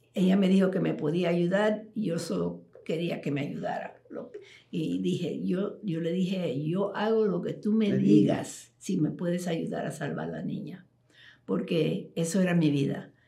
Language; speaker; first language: Spanish; early bilingual, heritage; Spanish